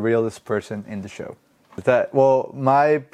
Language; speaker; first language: English; non-native, fluent; Spanish